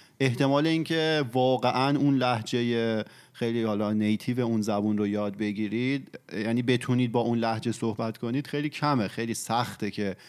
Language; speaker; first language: Persian; native; Persian